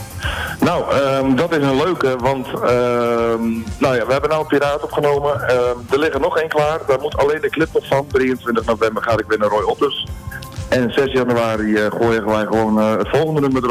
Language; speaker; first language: Dutch; native; Dutch